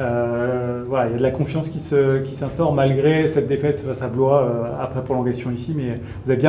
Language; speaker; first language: French; native; French